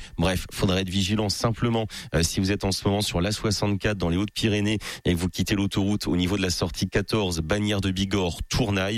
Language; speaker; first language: French; native; French